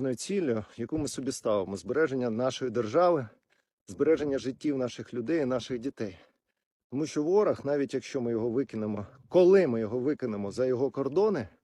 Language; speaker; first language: Ukrainian; non-native, local second language; Russian